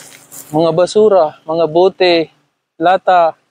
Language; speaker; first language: Filipino; non-native, learner; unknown